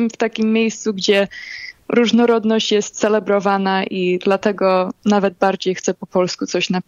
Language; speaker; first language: Polish; early bilingual, heritage; Polish